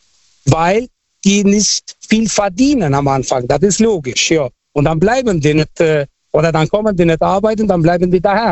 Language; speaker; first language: German; non-native, fluent; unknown